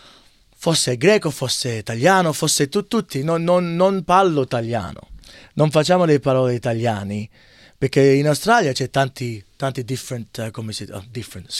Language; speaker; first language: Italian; early bilingual, heritage; English